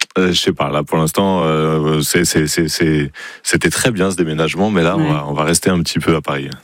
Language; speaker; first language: French; native; French